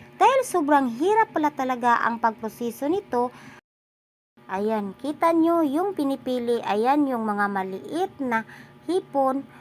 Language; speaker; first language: Filipino; non-native, local second language; Cebuano